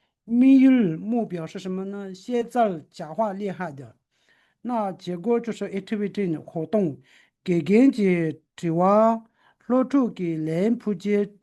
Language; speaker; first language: Chinese; non-native, fluent; Tibetan